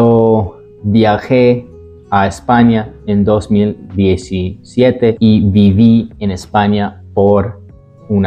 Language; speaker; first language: Spanish; non-native, fluent; English